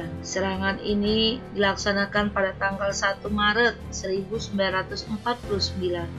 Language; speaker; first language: Indonesian; native; Indonesian